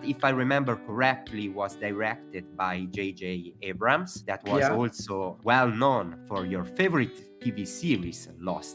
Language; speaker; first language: English; non-native, fluent; Italian